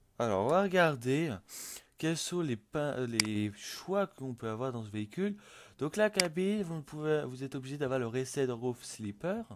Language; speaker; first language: French; native; French